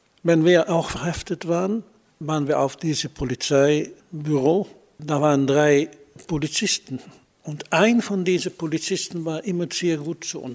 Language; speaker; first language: German; non-native, fluent; Dutch